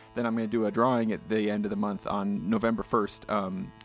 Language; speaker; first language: English; native; English